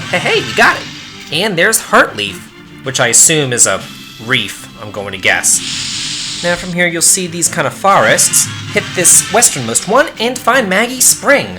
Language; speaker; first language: English; native; English